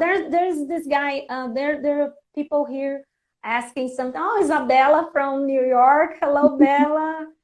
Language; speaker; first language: English; non-native, fluent; Portuguese